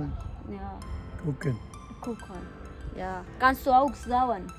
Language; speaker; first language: German; non-native, learner; Gujarati